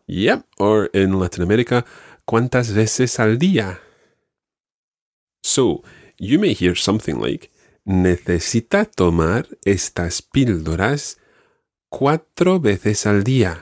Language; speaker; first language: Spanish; non-native, fluent; English